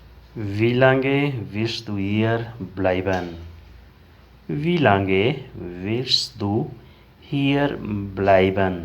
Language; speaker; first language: German; non-native, learner; Urdu